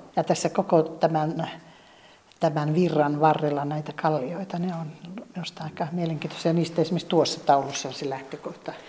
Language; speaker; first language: Finnish; native; Finnish